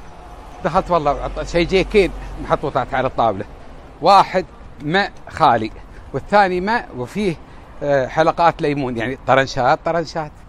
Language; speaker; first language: Arabic; native; Arabic